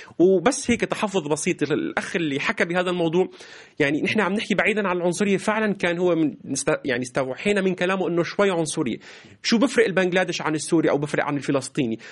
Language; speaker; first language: Arabic; native; Arabic